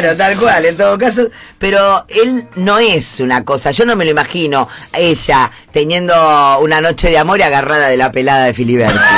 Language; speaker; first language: Spanish; native; Spanish